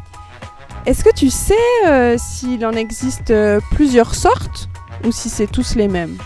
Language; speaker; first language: French; native; French